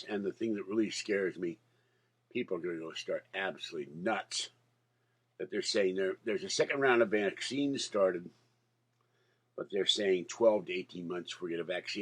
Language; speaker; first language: English; native; English